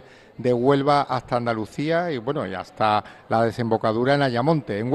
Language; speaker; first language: Spanish; native; Spanish